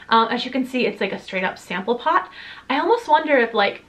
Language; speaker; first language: English; native; English